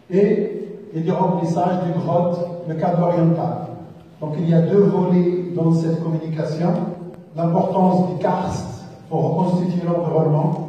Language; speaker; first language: French; non-native, local second language; Arabic